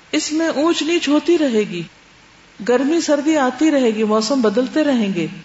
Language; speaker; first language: Urdu; native; Urdu